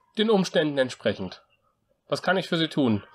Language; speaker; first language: German; native; German